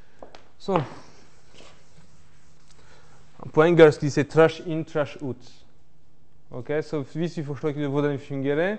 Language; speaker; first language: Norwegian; non-native, fluent; French